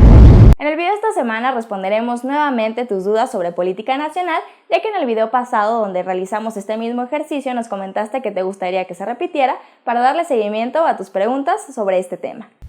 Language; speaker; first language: Spanish; native; Spanish